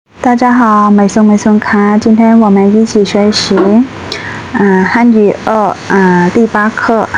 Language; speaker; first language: Chinese; non-native, fluent; Shan